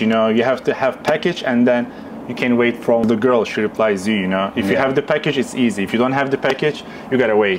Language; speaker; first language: English; non-native, fluent; Turkish